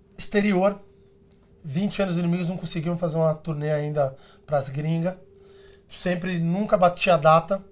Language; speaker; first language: Portuguese; early bilingual, other home language; Spanish